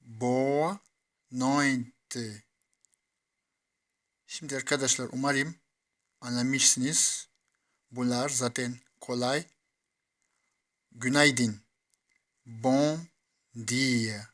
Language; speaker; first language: Turkish; non-native, fluent; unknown